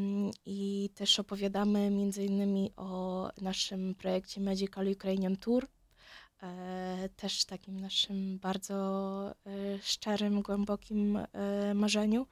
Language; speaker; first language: Polish; non-native, fluent; Ukrainian